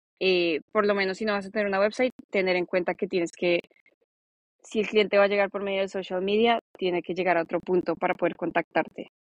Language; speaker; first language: Spanish; native; Spanish